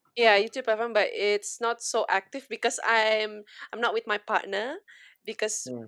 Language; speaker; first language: English; non-native, fluent; Indonesian